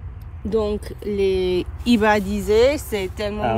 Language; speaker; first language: French; non-native, learner; English